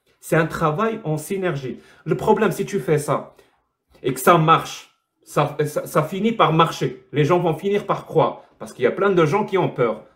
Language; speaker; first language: French; non-native, local second language; Arabic